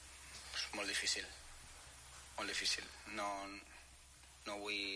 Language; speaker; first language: Catalan; non-native, fluent; Spanish